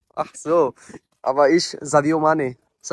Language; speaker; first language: German; non-native, learner; Bangla